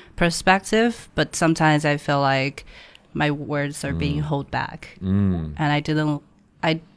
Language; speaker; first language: English; non-native, fluent; Chinese